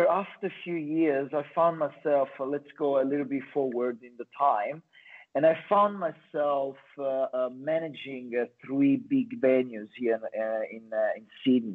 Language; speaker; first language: English; non-native, fluent; Italian